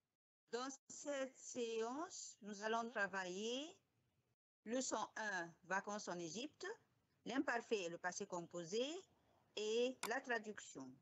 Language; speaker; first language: French; non-native, fluent; Arabic